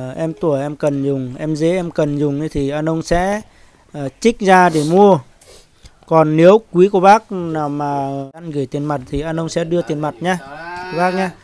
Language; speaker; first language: Vietnamese; non-native, local second language; Hmong